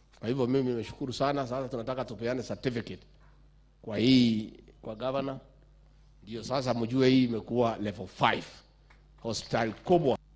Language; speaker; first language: Swahili; non-native, local second language; Kalenjin